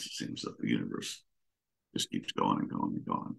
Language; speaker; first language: English; native; English